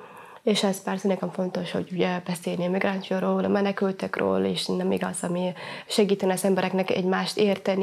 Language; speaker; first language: Hungarian; non-native, fluent; Somali